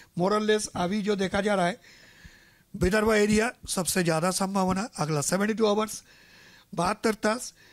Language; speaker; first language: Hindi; non-native, local second language; Marathi